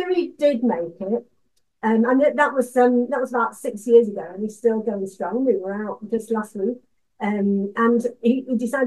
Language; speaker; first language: English; native; English